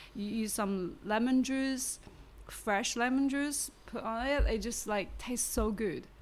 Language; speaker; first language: English; non-native, learner; Chinese